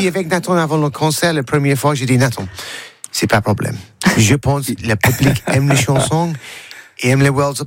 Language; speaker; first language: French; non-native, learner; English